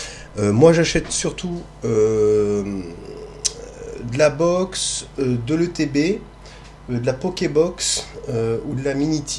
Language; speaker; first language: French; native; French